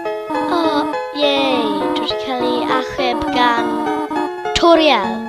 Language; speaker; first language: Welsh; non-native, local second language; English